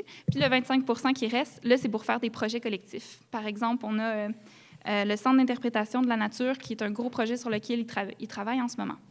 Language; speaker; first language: French; native; French